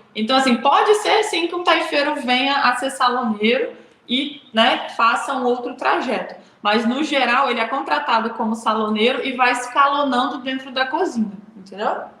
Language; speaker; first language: Portuguese; native; Portuguese